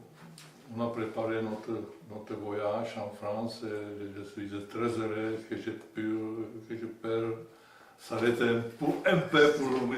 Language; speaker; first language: French; non-native, fluent; Czech